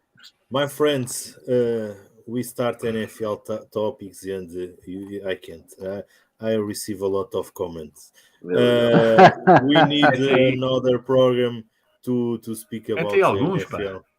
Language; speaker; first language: English; non-native, learner; Portuguese